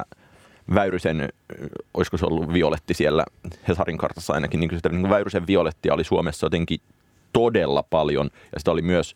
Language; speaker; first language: Finnish; native; Finnish